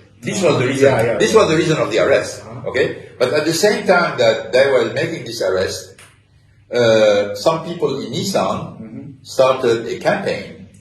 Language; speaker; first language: English; non-native, fluent; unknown